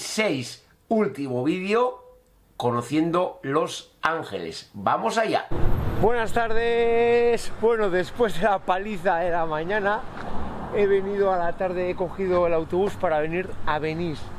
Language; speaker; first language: Spanish; native; Spanish